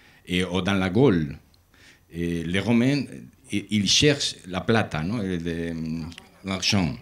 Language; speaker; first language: French; non-native, learner; Spanish